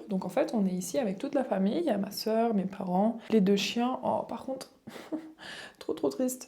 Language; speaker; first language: French; native; French